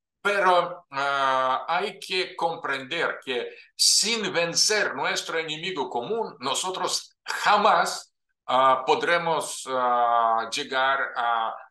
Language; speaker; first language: Spanish; non-native, fluent; Russian